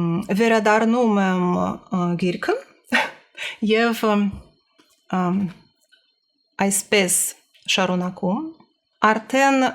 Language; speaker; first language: Armenian; non-native, learner; Russian